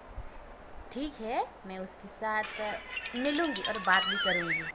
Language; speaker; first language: Hindi; non-native, local second language; Santali